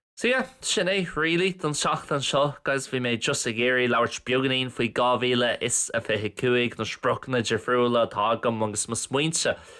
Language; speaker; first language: Irish; non-native, local second language; English